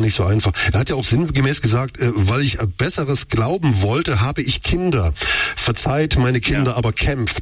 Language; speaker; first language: German; native; German